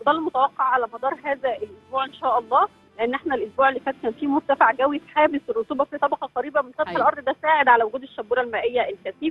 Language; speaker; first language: Arabic; native; Arabic